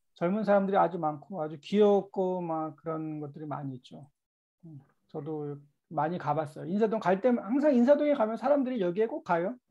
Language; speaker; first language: Korean; native; Korean